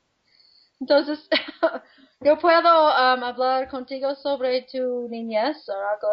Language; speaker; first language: Spanish; non-native, fluent; English